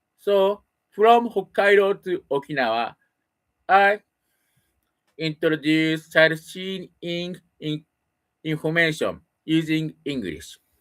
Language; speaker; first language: English; non-native, learner; Japanese